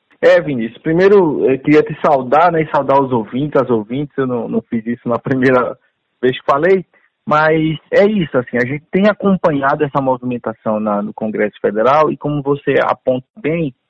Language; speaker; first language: Portuguese; native; Portuguese